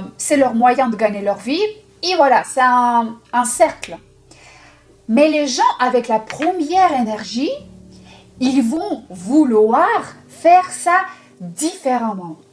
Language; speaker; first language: French; non-native, fluent; Russian